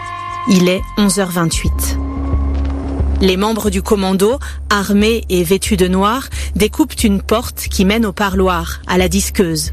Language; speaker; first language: French; native; French